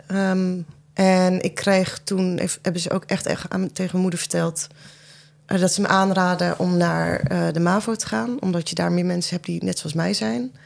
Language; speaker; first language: Dutch; early bilingual, other home language; Persian